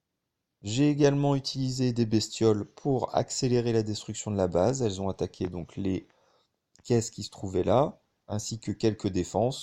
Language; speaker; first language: French; native; French